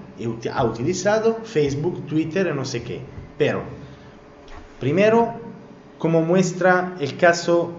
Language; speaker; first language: Spanish; non-native, learner; Italian